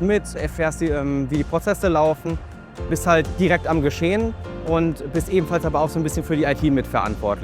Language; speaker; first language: German; native; German